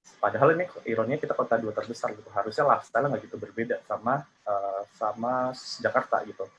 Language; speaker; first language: Indonesian; native; Indonesian